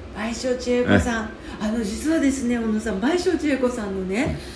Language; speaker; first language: Japanese; native; Japanese